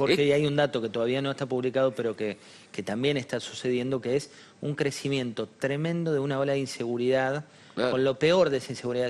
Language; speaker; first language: Spanish; native; Spanish